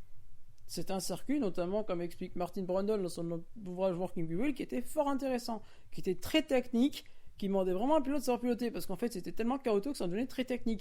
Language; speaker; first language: French; native; French